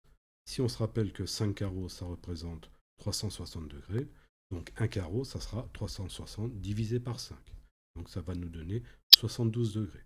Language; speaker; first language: French; native; French